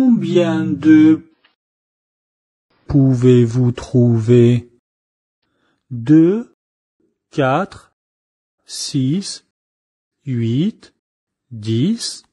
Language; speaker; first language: French; non-native, fluent; Chinese